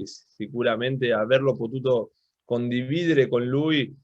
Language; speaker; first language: Italian; non-native, local second language; Spanish